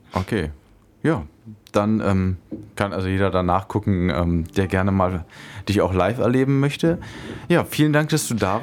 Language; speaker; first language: German; native; German